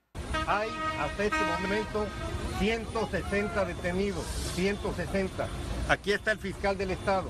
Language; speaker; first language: Spanish; native; Spanish